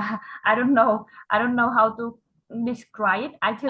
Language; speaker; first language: English; non-native, learner; Vietnamese